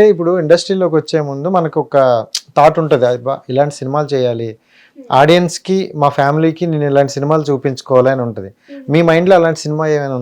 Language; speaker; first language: Telugu; native; Telugu